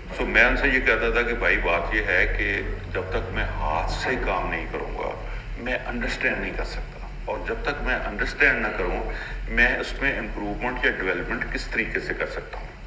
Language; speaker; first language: Urdu; non-native, local second language; Punjabi